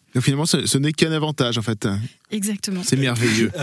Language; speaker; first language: French; non-native, fluent; English